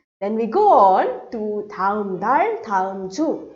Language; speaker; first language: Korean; non-native, fluent; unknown